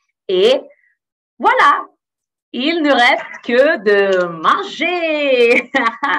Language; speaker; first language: French; non-native, fluent; Italian